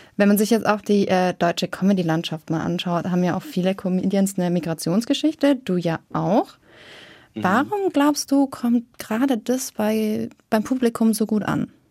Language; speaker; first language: German; native; German